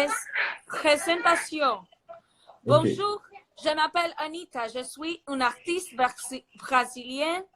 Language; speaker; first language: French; non-native, learner; Portuguese